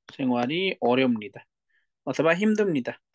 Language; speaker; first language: Korean; non-native, fluent; Nepali